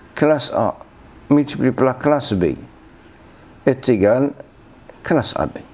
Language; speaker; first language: French; non-native, local second language; Arabic